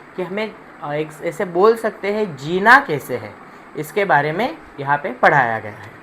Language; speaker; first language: Hindi; non-native, local second language; Marathi